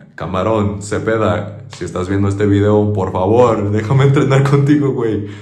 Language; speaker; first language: Spanish; early bilingual, heritage; Spanish